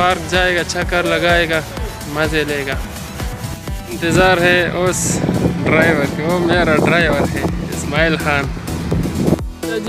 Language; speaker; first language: Hindi; non-native, local second language; Pashto